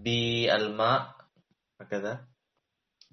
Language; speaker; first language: Arabic; non-native, learner; Indonesian